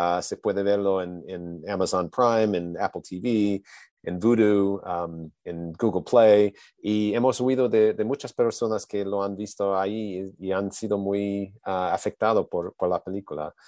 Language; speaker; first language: Spanish; non-native, learner; English